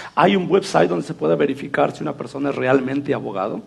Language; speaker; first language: Spanish; native; Spanish